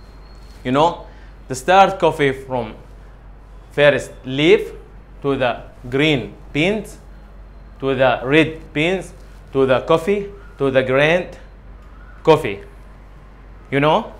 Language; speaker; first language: English; non-native, learner; Arabic